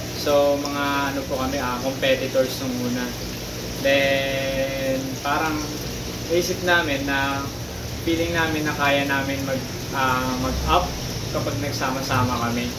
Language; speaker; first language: Filipino; native; Filipino